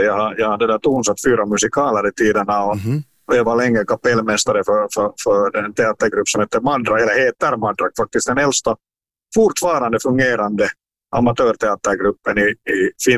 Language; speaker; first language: Swedish; native; Swedish